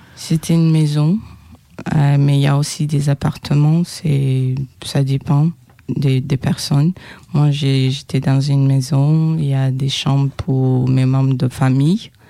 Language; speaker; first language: French; non-native, local second language; Kinyarwanda